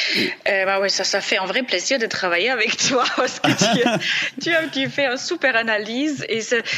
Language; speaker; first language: French; non-native, fluent; German